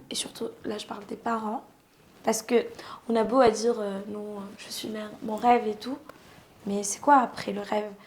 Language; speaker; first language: French; non-native, local second language; Arabic